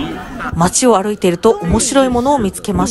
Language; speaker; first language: Japanese; native; Japanese